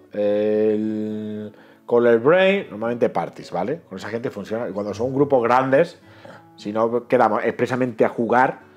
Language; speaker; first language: Spanish; native; Spanish